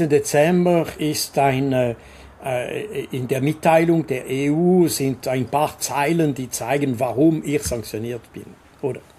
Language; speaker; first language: German; non-native, local second language; French